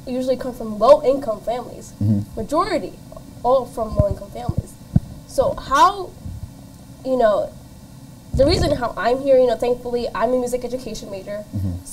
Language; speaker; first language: English; native; English